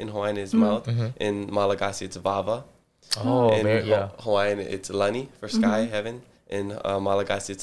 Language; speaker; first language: English; early bilingual, other home language; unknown